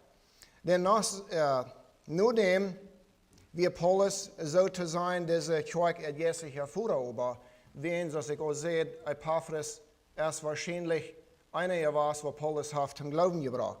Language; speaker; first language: German; non-native, learner; Plautdietsch